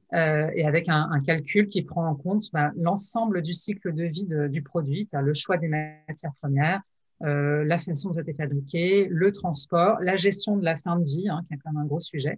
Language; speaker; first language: French; native; French